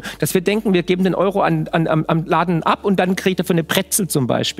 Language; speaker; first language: German; native; German